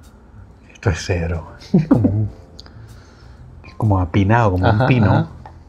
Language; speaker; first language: Spanish; native; Spanish